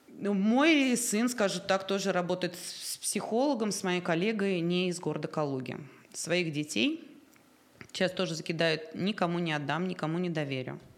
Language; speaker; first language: Russian; native; Russian